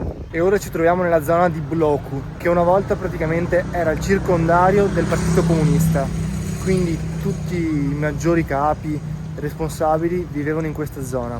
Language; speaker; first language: Italian; native; Italian